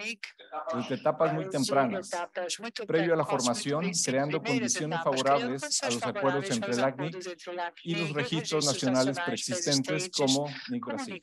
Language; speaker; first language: Spanish; native; Spanish